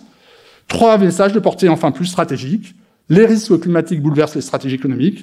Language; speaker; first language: French; native; French